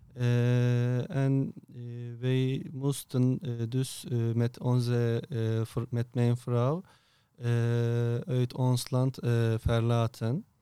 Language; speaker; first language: Dutch; non-native, learner; Turkish